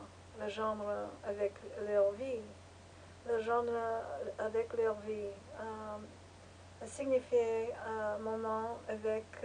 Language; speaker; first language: French; non-native, learner; English